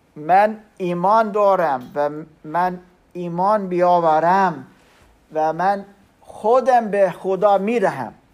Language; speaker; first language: Persian; non-native, learner; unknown